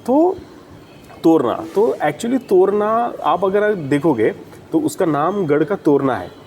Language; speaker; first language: Hindi; non-native, local second language; Marathi